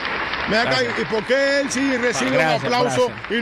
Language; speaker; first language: Spanish; native; Spanish